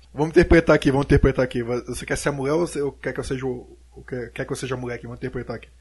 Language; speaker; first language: Portuguese; native; Portuguese